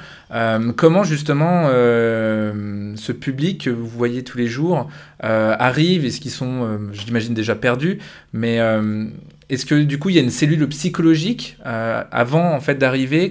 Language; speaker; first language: French; native; French